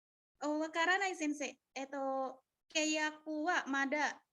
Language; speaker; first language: Japanese; non-native, learner; Indonesian